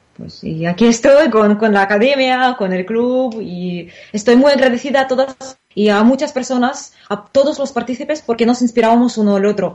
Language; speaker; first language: Spanish; non-native, fluent; Russian